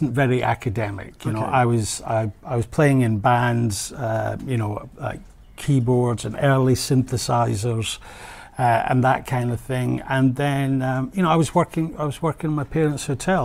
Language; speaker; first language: English; native; English